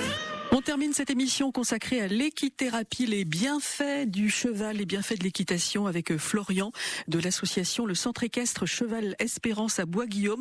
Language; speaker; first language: French; native; French